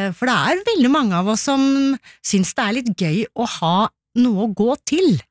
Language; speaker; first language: Norwegian; native; Norwegian